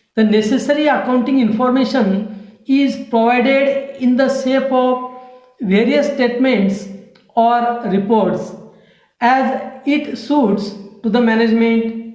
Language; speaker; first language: English; non-native, local second language; Marathi